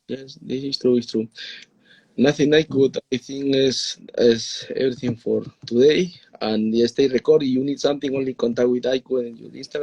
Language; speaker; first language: English; non-native, learner; Spanish